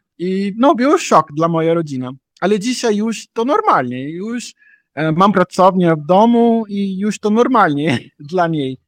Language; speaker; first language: Polish; non-native, learner; Portuguese